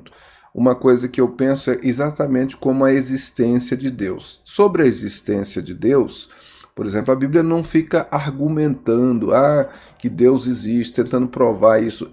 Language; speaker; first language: Portuguese; native; Portuguese